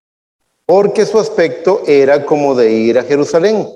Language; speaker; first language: Spanish; native; Spanish